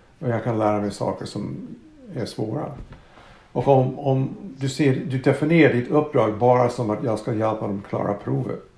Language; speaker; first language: Swedish; non-native, fluent; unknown